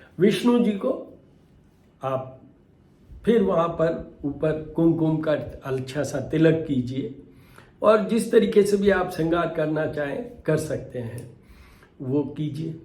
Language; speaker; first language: Hindi; native; Hindi